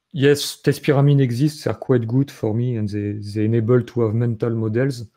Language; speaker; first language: English; non-native, fluent; French